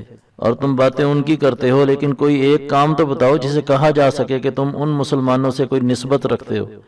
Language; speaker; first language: Urdu; native; Urdu